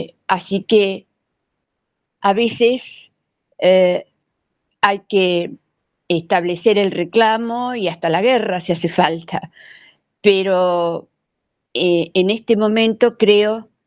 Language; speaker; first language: Spanish; non-native, fluent; English